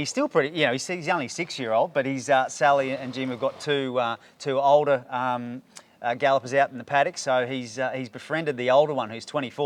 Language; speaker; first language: English; native; English